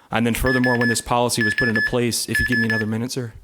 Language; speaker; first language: English; native; English